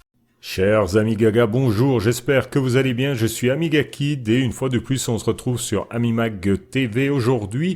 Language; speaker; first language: French; native; French